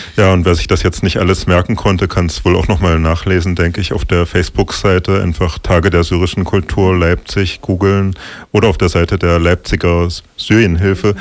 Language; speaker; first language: German; native; German